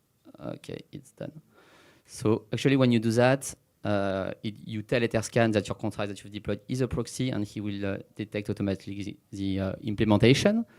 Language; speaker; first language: English; non-native, fluent; French